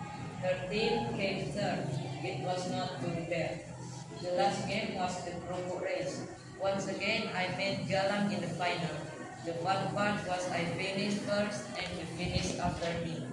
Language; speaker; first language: English; non-native, learner; Indonesian